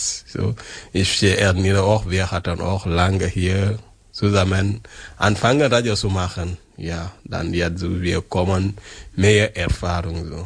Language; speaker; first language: German; non-native, learner; French